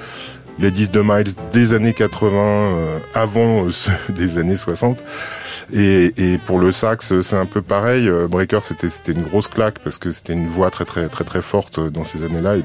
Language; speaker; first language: French; native; French